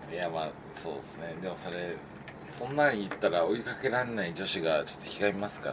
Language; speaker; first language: Japanese; native; Japanese